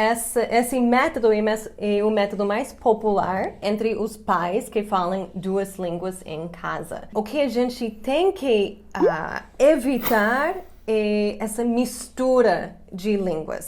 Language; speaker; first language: Portuguese; non-native, fluent; English